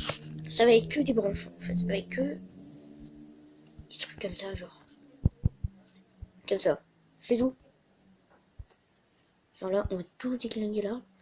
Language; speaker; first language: French; native; French